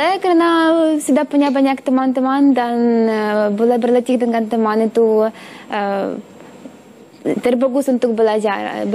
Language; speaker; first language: Indonesian; non-native, learner; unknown